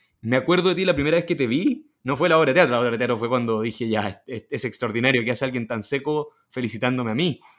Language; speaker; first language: Spanish; native; Spanish